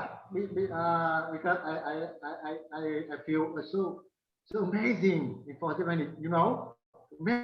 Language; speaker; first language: English; non-native, learner; Vietnamese